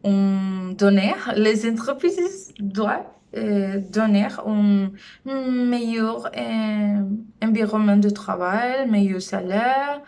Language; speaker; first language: French; non-native, learner; Spanish